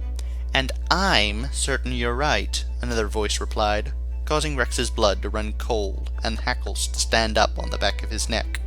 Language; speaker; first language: English; native; English